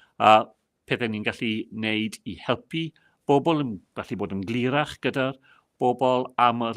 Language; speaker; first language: Welsh; non-native, local second language; English